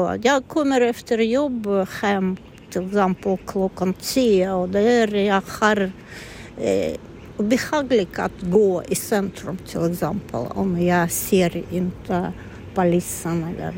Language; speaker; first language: Swedish; non-native, learner; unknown